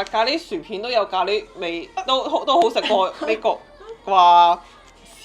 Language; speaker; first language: Cantonese; native; Cantonese